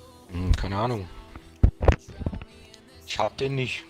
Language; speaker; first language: German; native; German